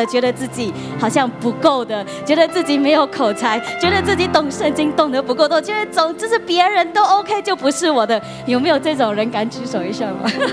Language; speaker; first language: Chinese; native; Chinese